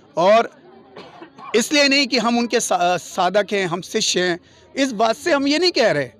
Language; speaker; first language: Hindi; native; Hindi